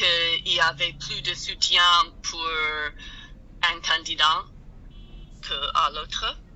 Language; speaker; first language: French; non-native, learner; English